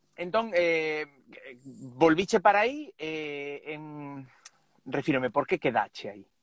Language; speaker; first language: Galician; non-native, local second language; Spanish